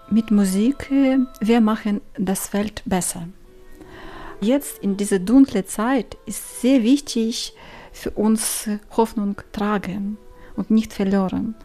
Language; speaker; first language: German; non-native, learner; Ukrainian